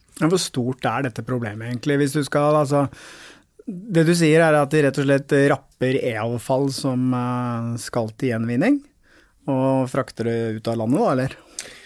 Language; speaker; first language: Norwegian; native; Norwegian